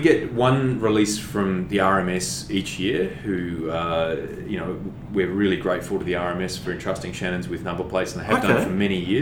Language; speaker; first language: English; native; English